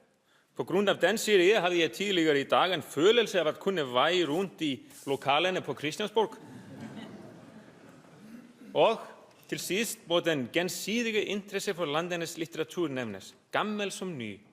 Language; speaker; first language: Danish; non-native, fluent; Icelandic